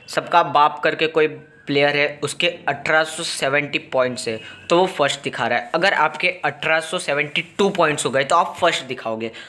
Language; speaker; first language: Hindi; non-native, local second language; Gujarati